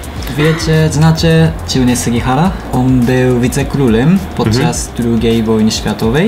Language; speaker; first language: Polish; non-native, learner; Japanese